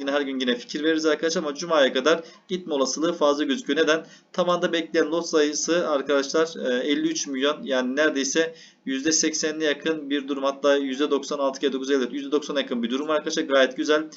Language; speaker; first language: Turkish; native; Turkish